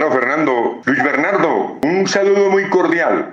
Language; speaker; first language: Spanish; native; Spanish